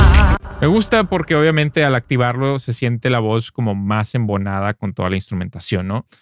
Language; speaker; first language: Spanish; native; Spanish